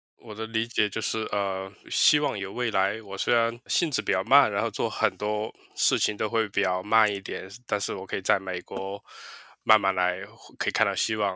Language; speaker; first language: Chinese; native; Chinese